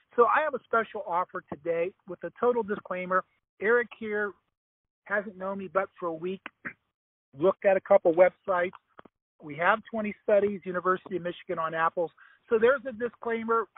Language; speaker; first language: English; native; English